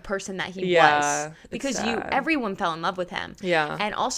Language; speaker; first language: English; native; English